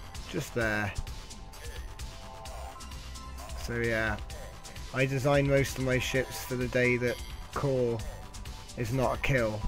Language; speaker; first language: English; native; English